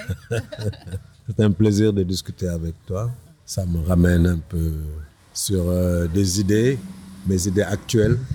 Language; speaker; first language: French; non-native, local second language; Wolof